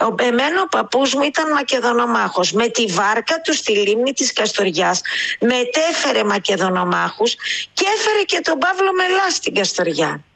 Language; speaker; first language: Greek; native; Greek